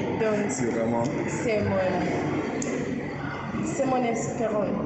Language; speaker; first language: French; non-native, learner; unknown